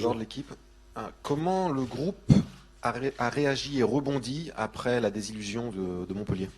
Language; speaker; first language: French; native; French